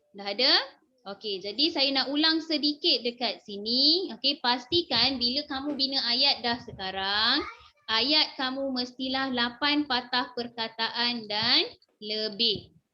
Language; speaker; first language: Malay; native; Malay